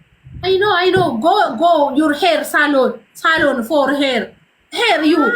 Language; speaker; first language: English; non-native, learner; Amharic